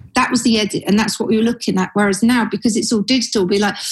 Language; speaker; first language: English; native; English